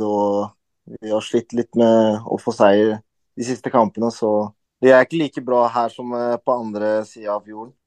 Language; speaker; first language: Norwegian; early bilingual, other home language; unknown